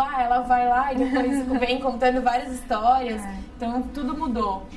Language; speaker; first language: Portuguese; native; Portuguese